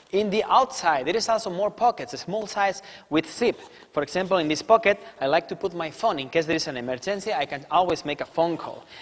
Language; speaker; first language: English; non-native, fluent; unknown